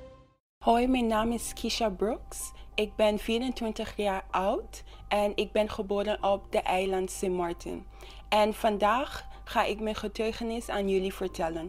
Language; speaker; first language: Dutch; non-native, local second language; English